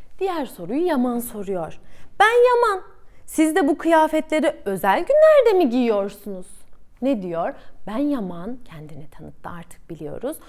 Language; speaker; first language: Turkish; native; Turkish